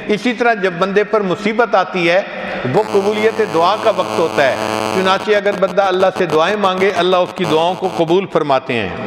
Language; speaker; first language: Urdu; non-native, local second language; Punjabi